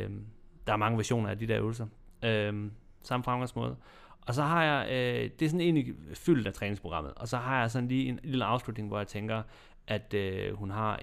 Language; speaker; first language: Danish; native; Danish